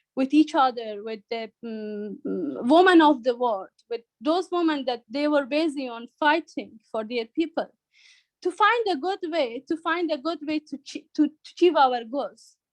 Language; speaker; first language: English; non-native, learner; Persian